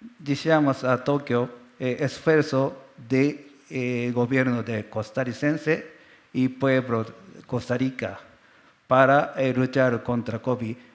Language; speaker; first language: Spanish; non-native, learner; Japanese